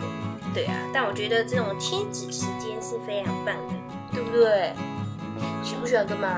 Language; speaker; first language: Chinese; native; Chinese